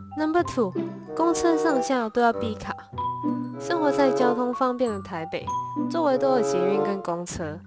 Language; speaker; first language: Chinese; non-native, local second language; Cantonese